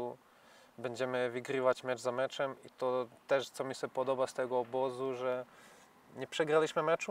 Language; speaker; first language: Polish; non-native, fluent; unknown